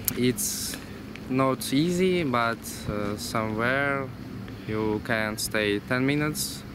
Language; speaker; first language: English; non-native, learner; Russian